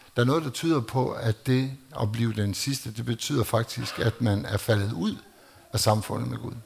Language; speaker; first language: Danish; native; Danish